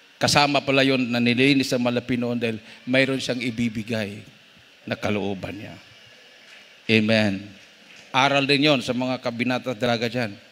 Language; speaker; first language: Filipino; non-native, local second language; Cebuano